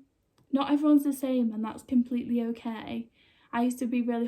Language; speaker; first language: English; native; English